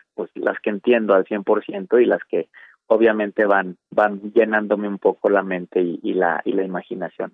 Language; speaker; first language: Spanish; native; Spanish